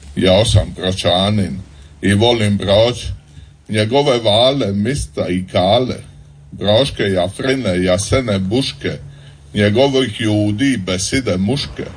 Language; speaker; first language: Croatian; native; Croatian